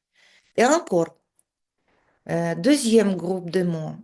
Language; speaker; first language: French; non-native, fluent; Russian